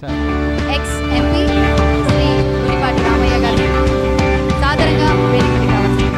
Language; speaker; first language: Telugu; native; Telugu